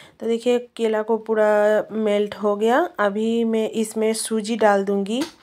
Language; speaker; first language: Hindi; non-native, local second language; Bangla